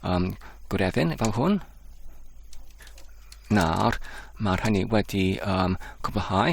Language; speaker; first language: Welsh; non-native, fluent; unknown